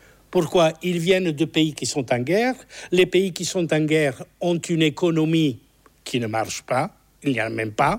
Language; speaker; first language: French; non-native, fluent; Italian